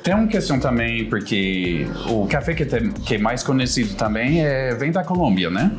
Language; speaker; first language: Portuguese; non-native, fluent; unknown